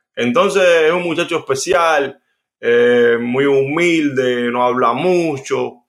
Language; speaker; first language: Spanish; native; Spanish